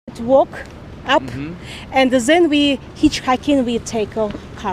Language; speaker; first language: English; non-native, learner; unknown